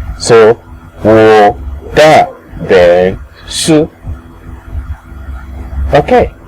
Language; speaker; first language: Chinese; non-native, fluent; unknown